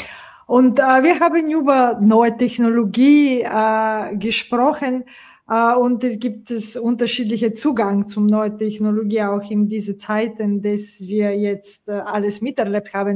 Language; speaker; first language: German; non-native, fluent; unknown